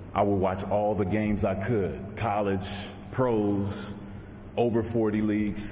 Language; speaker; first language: English; native; English